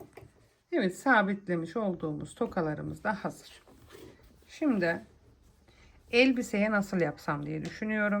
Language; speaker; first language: Turkish; native; Turkish